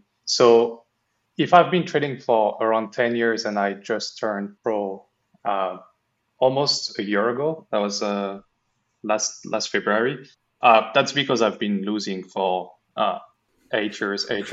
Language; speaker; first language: English; non-native, fluent; French